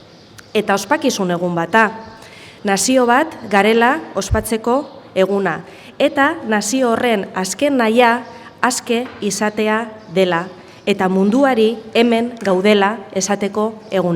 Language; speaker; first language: Basque; native; Basque